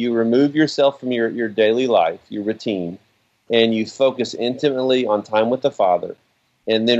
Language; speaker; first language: English; native; English